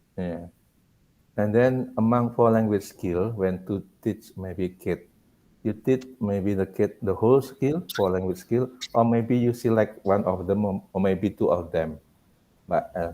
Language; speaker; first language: English; non-native, learner; Indonesian